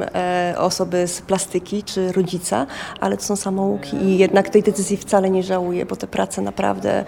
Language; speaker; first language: Polish; native; Polish